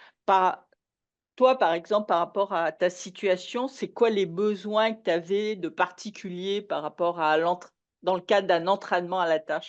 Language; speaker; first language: French; native; French